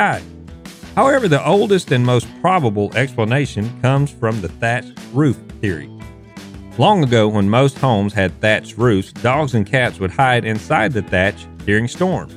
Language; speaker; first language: English; native; English